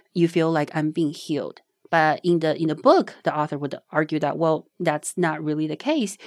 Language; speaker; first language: English; non-native, fluent; Chinese